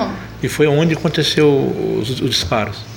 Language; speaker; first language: Portuguese; native; Portuguese